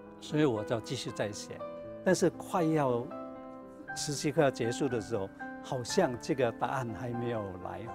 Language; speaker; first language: Chinese; non-native, local second language; Cantonese